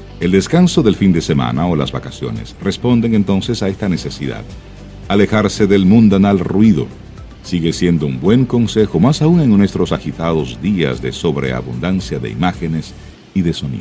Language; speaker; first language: Spanish; native; Spanish